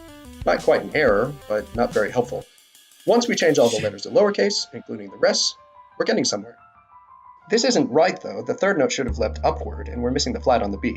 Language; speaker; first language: English; native; English